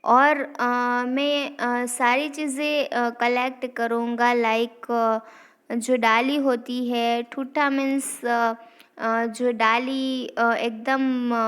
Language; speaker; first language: Hindi; non-native, local second language; Gujarati